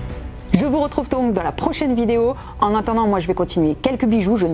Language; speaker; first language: French; native; French